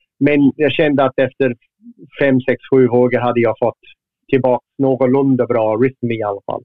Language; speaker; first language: Swedish; non-native, fluent; English